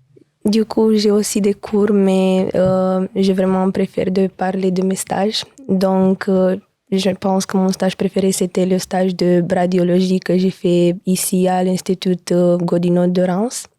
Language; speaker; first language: French; non-native, learner; Romanian